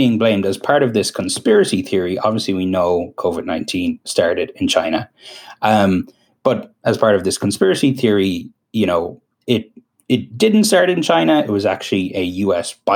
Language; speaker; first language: English; native; English